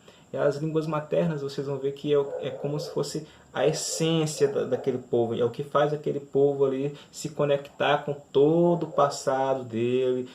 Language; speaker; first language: Portuguese; native; Portuguese